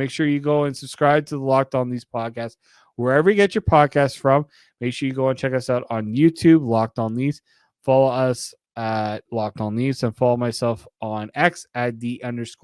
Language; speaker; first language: English; native; English